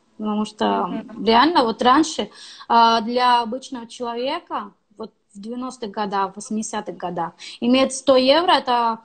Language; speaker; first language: Russian; non-native, fluent; Spanish